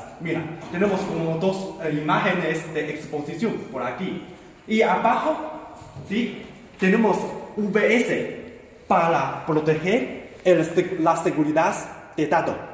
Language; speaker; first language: Spanish; non-native, learner; Chinese